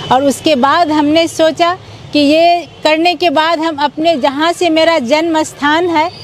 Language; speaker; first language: Hindi; native; Hindi